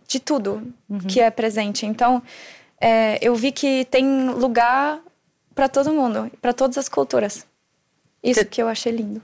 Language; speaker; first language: Portuguese; non-native, fluent; German